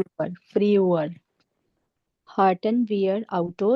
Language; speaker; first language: German; non-native, learner; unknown